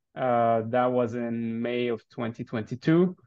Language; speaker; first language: English; non-native, fluent; Arabic